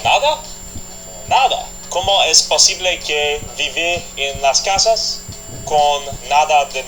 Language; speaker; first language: Spanish; non-native, learner; English